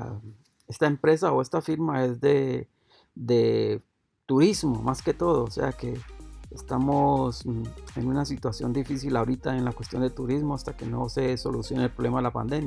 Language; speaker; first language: Spanish; native; Spanish